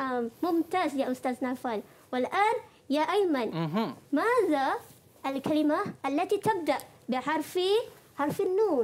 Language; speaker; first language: Arabic; non-native, fluent; Malay